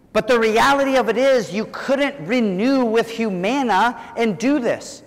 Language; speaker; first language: English; native; English